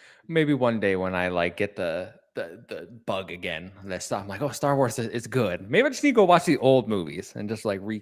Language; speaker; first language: English; native; English